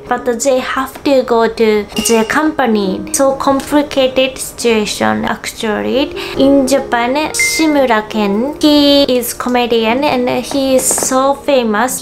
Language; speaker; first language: English; non-native, learner; Japanese